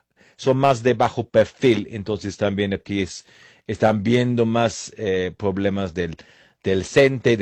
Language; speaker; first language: Spanish; non-native, fluent; English